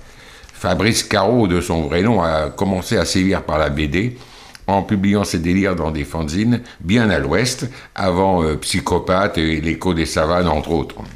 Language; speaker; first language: French; native; French